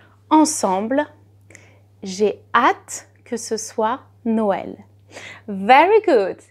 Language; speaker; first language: French; native; French